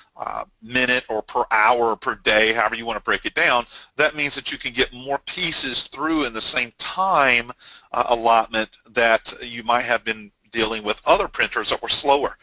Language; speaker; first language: English; native; English